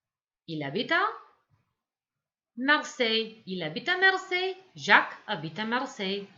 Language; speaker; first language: French; non-native, fluent; Macedonian